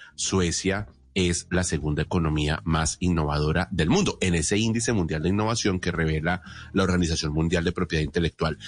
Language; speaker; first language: Spanish; native; Spanish